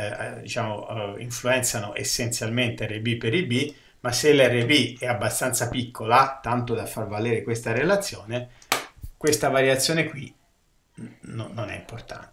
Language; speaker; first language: Italian; native; Italian